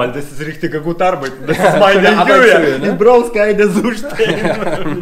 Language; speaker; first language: German; non-native, learner; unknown